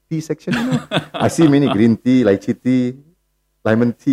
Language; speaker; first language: English; non-native, fluent; Indonesian